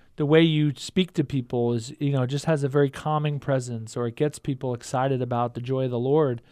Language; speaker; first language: English; native; English